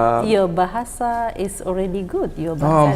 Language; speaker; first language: English; non-native, fluent; Indonesian